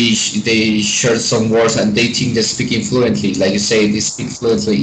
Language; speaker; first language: English; non-native, fluent; Spanish